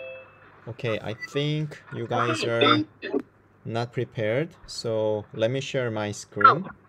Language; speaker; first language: English; non-native, fluent; Korean